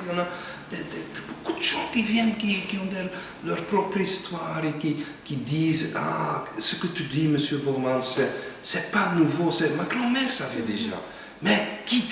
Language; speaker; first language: French; non-native, local second language; Dutch